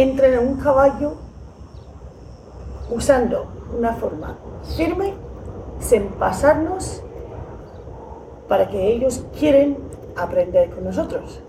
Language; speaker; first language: Spanish; non-native, fluent; English